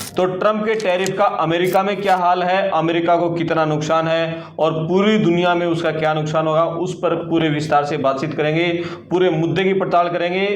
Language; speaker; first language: Hindi; native; Hindi